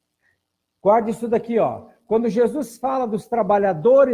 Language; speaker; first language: Portuguese; native; Portuguese